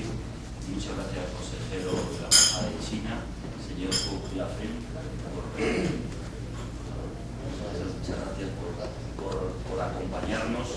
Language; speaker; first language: Spanish; native; Spanish